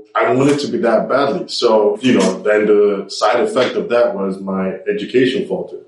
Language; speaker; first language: English; non-native, local second language; Yoruba